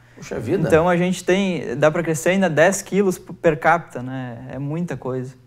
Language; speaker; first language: Portuguese; native; Portuguese